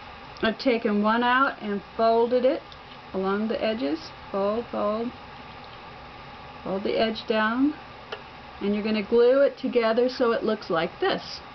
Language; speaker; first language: English; native; English